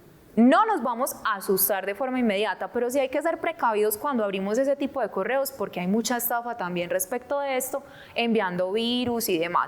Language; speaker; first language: Spanish; native; Spanish